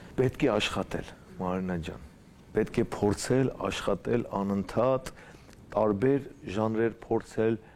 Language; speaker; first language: Armenian; native; Armenian